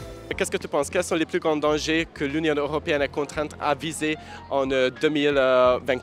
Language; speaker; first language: French; non-native, fluent; Hungarian